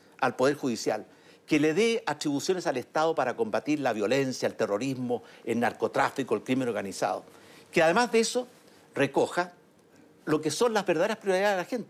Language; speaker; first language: Spanish; native; Spanish